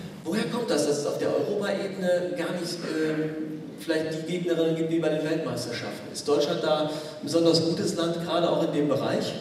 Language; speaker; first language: German; native; German